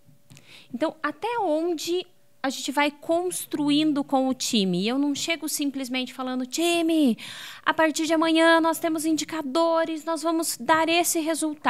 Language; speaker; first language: Portuguese; native; Portuguese